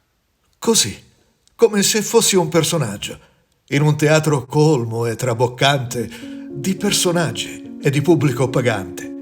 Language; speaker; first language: Italian; native; Italian